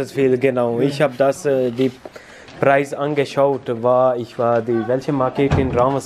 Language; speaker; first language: German; non-native, learner; Urdu